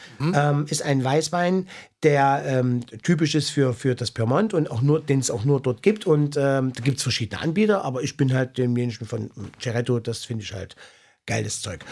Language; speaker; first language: German; native; German